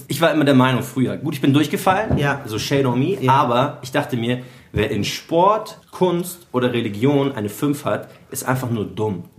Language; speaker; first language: German; early bilingual, other home language; Arabic